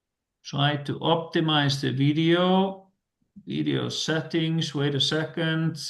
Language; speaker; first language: English; non-native, fluent; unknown